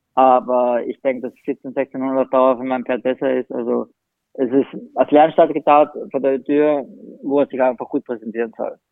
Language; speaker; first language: German; native; German